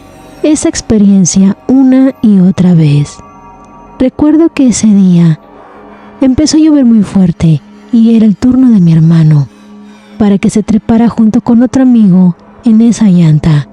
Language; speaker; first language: Spanish; native; Spanish